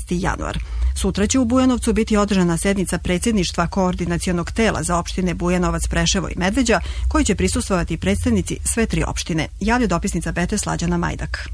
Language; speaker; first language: Croatian; native; Croatian